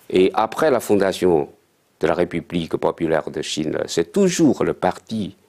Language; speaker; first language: French; non-native, fluent; Chinese